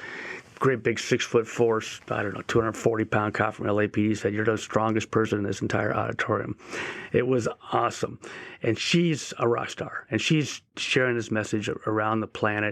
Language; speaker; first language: English; native; English